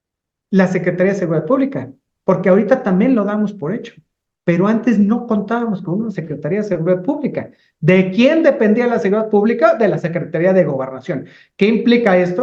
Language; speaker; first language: Spanish; native; Spanish